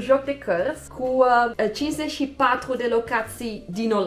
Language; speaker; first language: Romanian; non-native, learner; Dutch